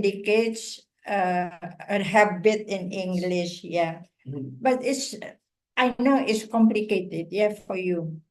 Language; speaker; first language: English; non-native, fluent; Indonesian